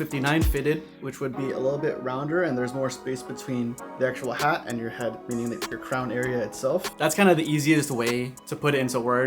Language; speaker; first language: English; native; English